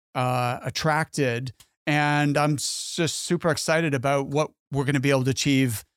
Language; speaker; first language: English; native; English